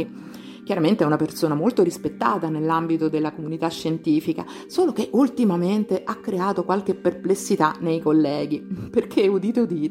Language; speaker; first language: Italian; native; Italian